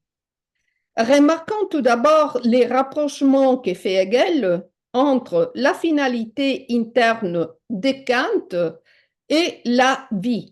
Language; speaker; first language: French; non-native, fluent; Italian